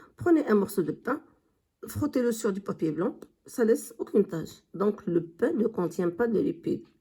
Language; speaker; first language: French; non-native, local second language; Arabic